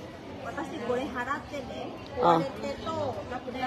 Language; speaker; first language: Japanese; non-native, learner; Vietnamese